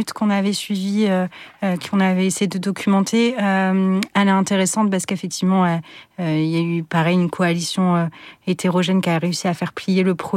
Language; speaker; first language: French; native; French